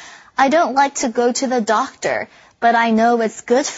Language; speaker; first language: English; non-native, fluent; Chinese